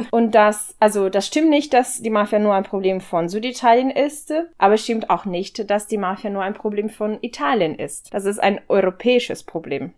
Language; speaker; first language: German; non-native, fluent; Italian